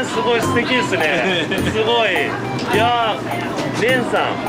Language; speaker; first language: Japanese; native; Japanese